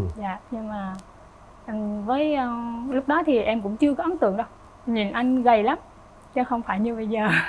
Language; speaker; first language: Vietnamese; native; Vietnamese